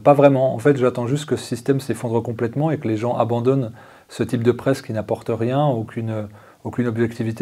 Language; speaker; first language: French; native; French